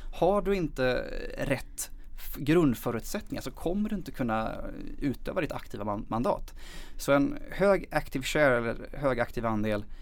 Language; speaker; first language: Swedish; native; Swedish